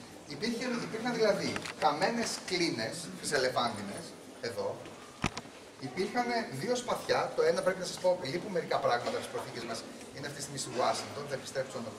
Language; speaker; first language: Greek; native; Greek